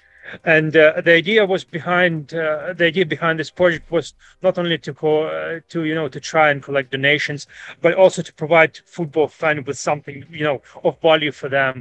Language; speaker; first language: English; non-native, fluent; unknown